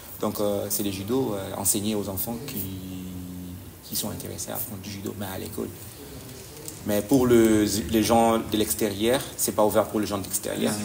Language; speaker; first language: French; non-native, local second language; Lingala